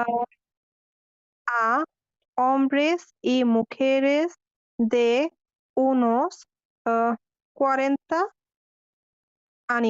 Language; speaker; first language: Spanish; non-native, learner; Bangla